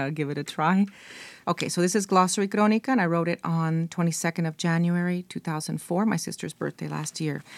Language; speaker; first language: English; early bilingual, other home language; Spanish